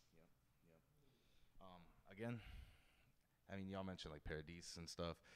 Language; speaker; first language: English; native; English